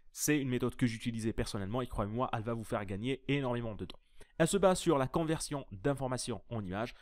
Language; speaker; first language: French; native; French